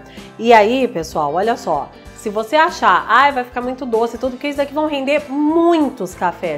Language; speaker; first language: Portuguese; native; Portuguese